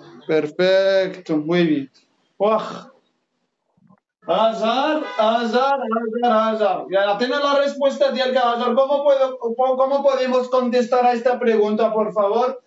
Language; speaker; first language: Spanish; non-native, fluent; Arabic